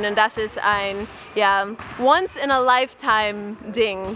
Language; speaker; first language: German; non-native, learner; English